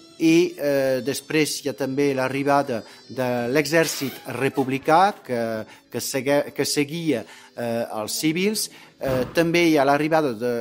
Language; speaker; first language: Catalan; non-native, local second language; French